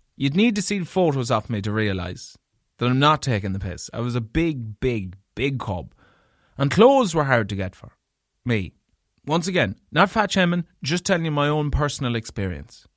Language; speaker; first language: English; native; English